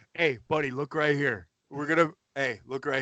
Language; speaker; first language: English; native; English